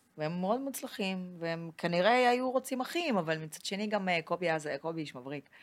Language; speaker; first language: Hebrew; non-native, fluent; Russian